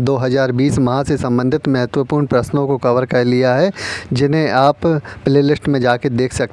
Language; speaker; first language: Hindi; native; Hindi